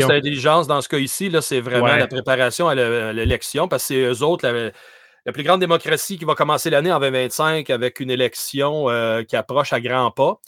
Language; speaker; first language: French; native; French